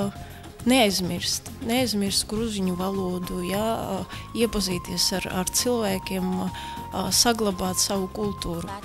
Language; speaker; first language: Latvian; early bilingual, other home language; Georgian